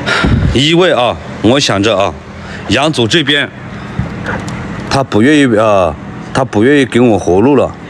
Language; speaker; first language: Chinese; native; Chinese